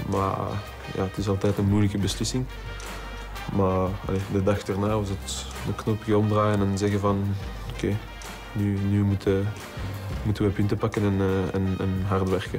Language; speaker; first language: Dutch; non-native, local second language; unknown